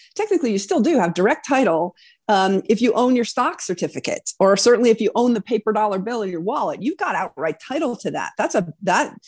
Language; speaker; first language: English; native; English